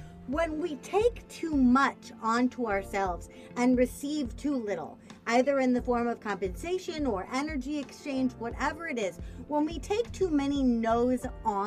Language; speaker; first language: English; native; English